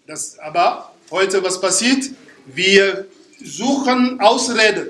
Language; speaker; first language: German; non-native, fluent; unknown